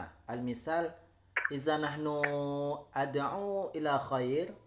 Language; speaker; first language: Arabic; non-native, learner; Indonesian